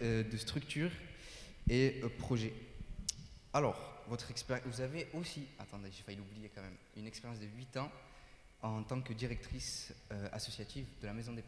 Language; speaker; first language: French; native; French